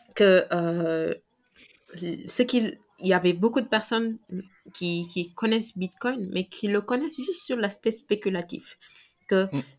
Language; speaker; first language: French; non-native, local second language; Wolof